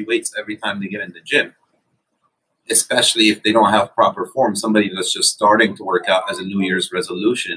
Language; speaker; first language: English; non-native, fluent; Arabic